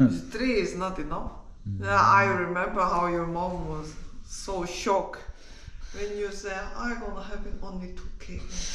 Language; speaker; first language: English; non-native, learner; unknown